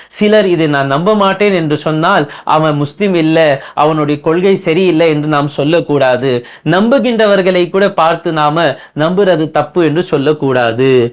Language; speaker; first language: Tamil; non-native, local second language; Urdu